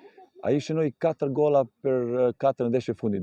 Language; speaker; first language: Albanian; non-native, learner; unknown